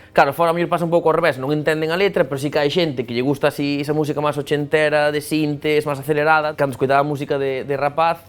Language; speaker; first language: Galician; native; Galician